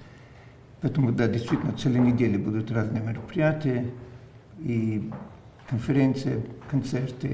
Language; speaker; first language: Russian; non-native, fluent; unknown